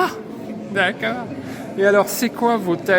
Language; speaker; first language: French; native; French